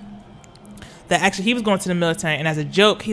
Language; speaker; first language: English; native; English